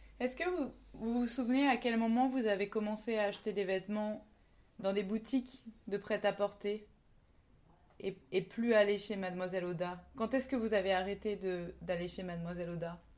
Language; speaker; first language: French; native; French